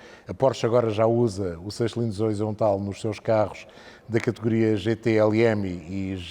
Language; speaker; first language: Portuguese; native; Portuguese